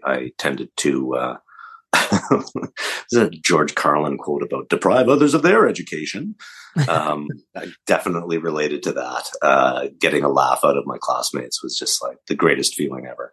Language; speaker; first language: English; native; English